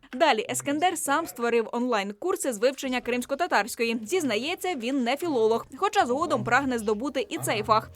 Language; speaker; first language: Ukrainian; native; Ukrainian